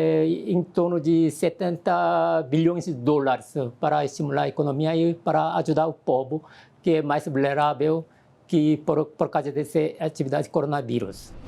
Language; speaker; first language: Portuguese; non-native, fluent; Korean